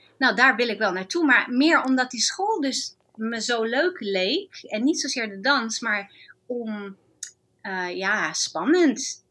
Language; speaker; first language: Dutch; non-native, fluent; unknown